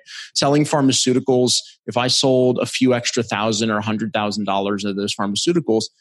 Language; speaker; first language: English; native; English